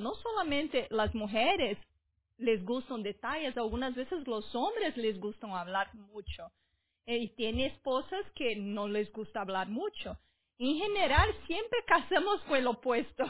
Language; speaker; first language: Spanish; non-native, fluent; Portuguese